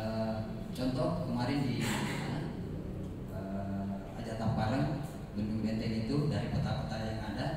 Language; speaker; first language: Indonesian; native; Indonesian